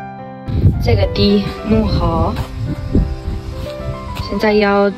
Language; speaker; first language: Chinese; non-native, learner; Ukrainian